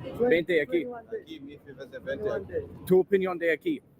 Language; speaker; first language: Spanish; non-native, learner; English